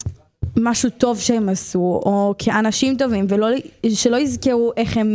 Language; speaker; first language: Hebrew; native; Hebrew